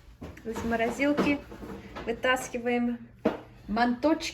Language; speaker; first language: Russian; early bilingual, heritage; English